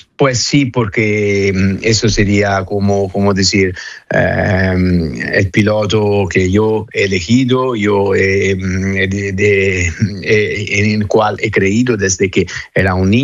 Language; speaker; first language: Spanish; non-native, fluent; Italian